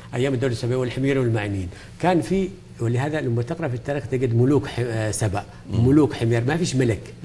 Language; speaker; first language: Arabic; native; Arabic